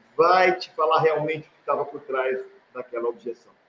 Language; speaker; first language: Portuguese; native; Portuguese